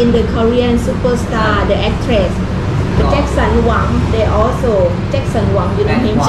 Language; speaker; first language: English; non-native, learner; Thai